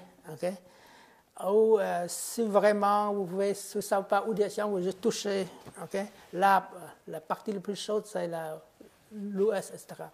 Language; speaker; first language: French; non-native, fluent; Khmer